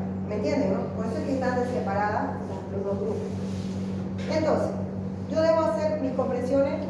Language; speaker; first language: Spanish; native; Spanish